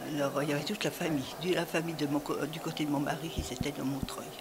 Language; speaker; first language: French; native; French